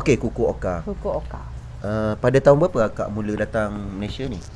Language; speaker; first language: Malay; native; Malay